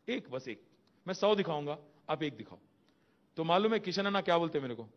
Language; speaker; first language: Hindi; non-native, local second language; Telugu